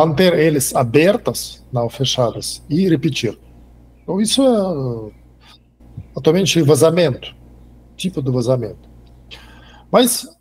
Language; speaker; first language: Portuguese; non-native, fluent; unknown